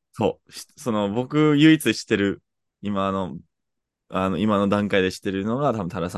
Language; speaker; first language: Japanese; non-native, fluent; English